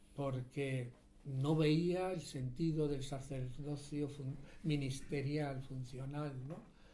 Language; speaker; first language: Spanish; native; Spanish